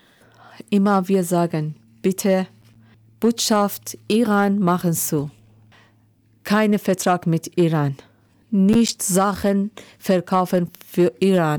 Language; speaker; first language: German; non-native, learner; Persian